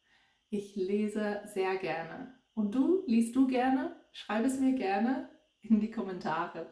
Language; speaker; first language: German; non-native, fluent; English